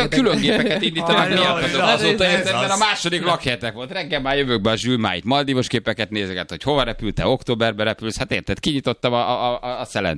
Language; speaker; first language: Hungarian; native; Hungarian